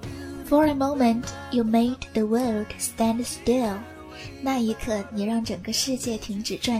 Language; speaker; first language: Chinese; native; Chinese